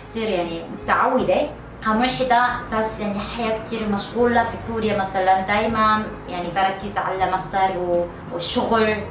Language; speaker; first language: Arabic; non-native, learner; Korean